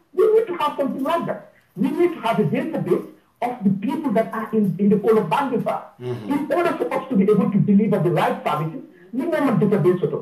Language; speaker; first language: English; non-native, local second language; Wolof